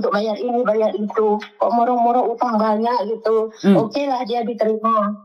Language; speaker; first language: Indonesian; native; Indonesian